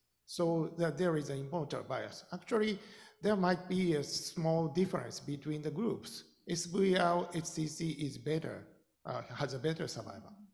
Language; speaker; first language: English; non-native, fluent; Japanese